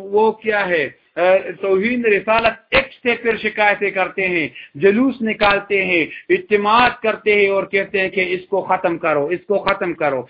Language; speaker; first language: Urdu; non-native, local second language; Pashto